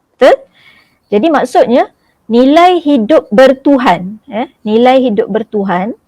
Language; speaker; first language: Malay; native; Malay